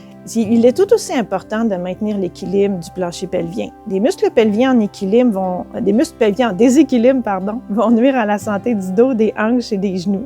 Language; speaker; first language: French; native; French